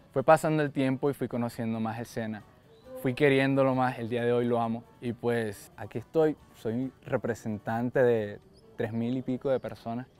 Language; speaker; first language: Spanish; native; Spanish